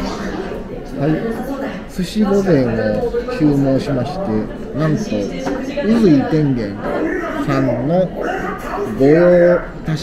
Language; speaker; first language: Japanese; native; Japanese